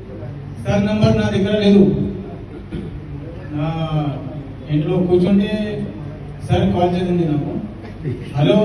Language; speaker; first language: Telugu; non-native, local second language; Hindi